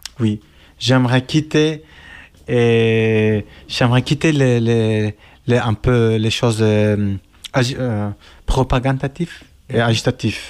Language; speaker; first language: French; non-native, learner; Kurdish